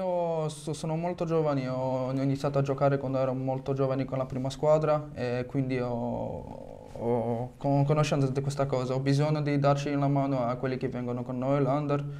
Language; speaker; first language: Italian; non-native, fluent; French